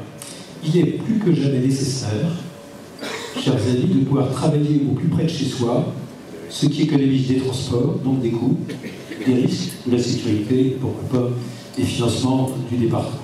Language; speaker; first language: French; native; French